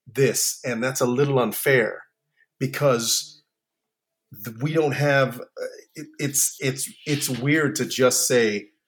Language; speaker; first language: English; native; English